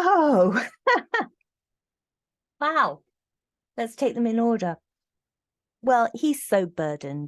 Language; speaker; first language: English; native; English